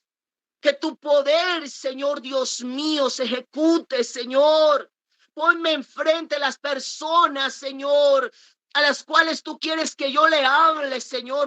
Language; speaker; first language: Spanish; native; Spanish